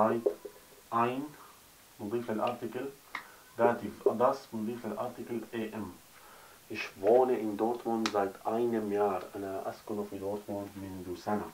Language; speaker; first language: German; non-native, fluent; Arabic